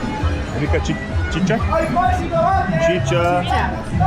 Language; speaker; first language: Spanish; non-native, learner; English